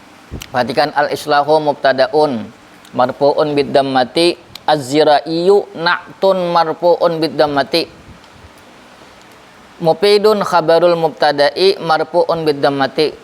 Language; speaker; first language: Arabic; non-native, fluent; Indonesian